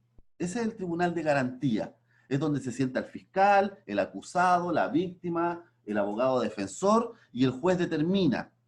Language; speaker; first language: Spanish; native; Spanish